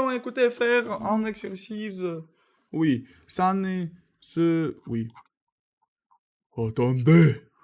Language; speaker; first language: French; non-native, learner; Russian